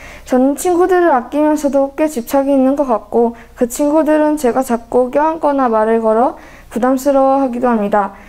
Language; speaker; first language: Korean; native; Korean